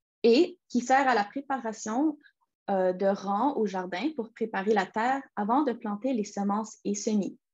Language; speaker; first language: French; native; French